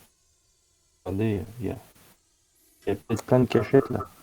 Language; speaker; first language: French; native; French